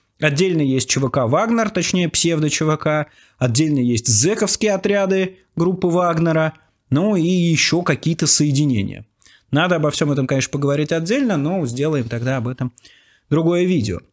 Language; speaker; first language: Russian; native; Russian